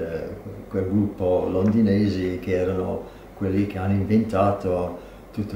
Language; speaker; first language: Italian; non-native, fluent; English